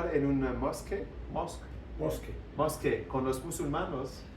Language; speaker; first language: Spanish; non-native, learner; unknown